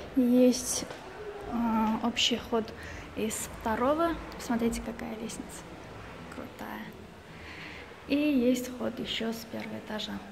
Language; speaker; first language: Russian; non-native, fluent; Armenian